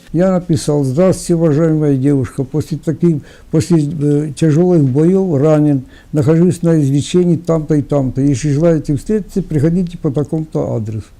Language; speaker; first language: Russian; non-native, local second language; Ukrainian